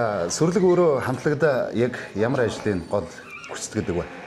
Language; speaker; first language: Mongolian; native; Mongolian